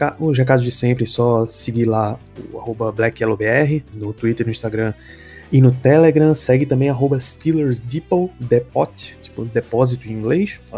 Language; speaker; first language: Portuguese; native; Portuguese